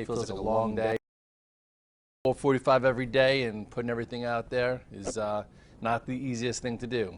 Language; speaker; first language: English; native; English